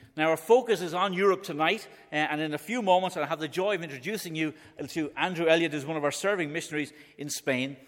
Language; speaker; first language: English; native; English